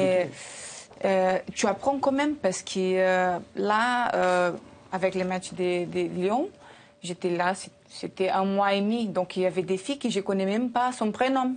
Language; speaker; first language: French; non-native, learner; Portuguese